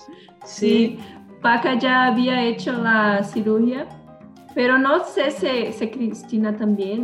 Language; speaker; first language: Spanish; non-native, learner; Portuguese